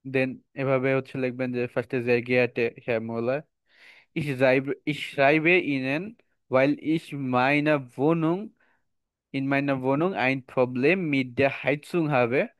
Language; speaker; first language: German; non-native, learner; Bangla